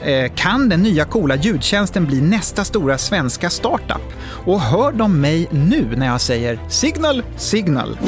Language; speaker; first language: Swedish; native; Swedish